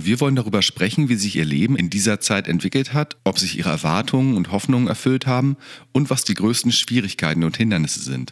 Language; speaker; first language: German; native; German